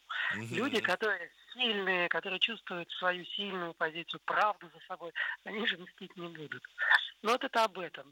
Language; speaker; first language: Russian; native; Russian